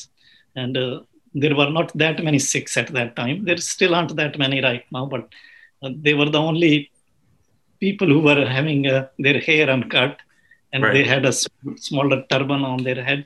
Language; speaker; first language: English; non-native, local second language; Punjabi